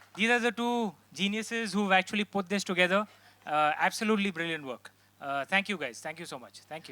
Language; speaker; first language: English; non-native, local second language; Hindi